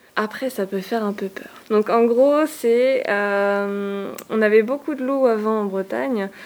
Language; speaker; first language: French; native; French